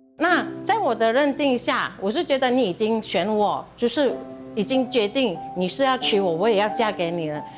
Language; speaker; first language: Chinese; early bilingual, heritage; Hakka Chinese